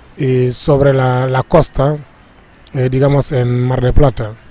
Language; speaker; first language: Spanish; non-native, fluent; Wolof